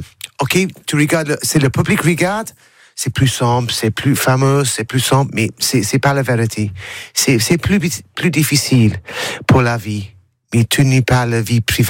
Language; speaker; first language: French; non-native, learner; English